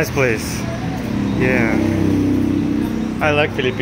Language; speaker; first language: English; non-native, learner; Russian